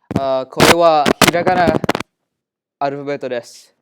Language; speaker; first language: Japanese; non-native, learner; English